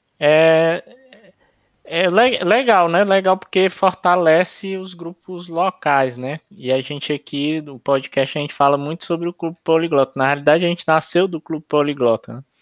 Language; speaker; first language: Portuguese; native; Portuguese